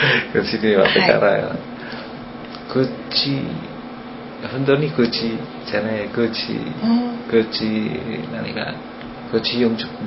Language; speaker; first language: Japanese; non-native, learner; Indonesian